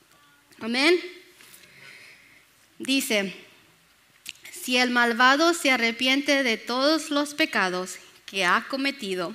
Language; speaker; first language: Spanish; early bilingual, other home language; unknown